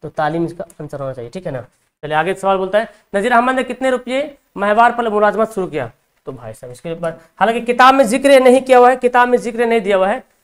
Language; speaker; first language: Hindi; native; Hindi